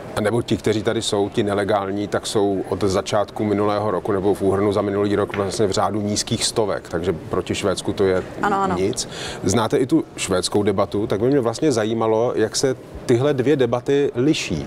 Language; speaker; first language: Czech; native; Czech